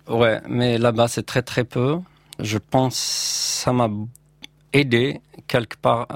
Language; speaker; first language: French; non-native, local second language; Kabyle